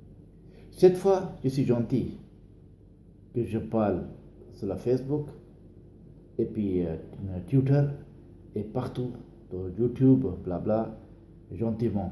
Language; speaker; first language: French; non-native, learner; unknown